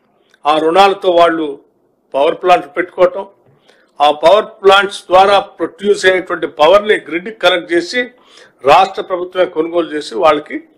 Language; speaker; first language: Telugu; native; Telugu